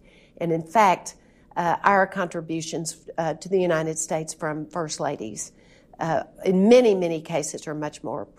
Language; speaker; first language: English; native; English